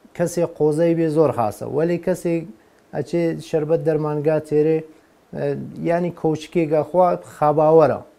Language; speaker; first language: Central Kurdish; non-native, local second language; Gurani